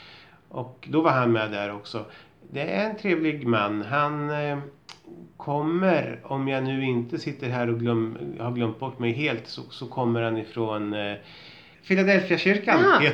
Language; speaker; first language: Swedish; native; Swedish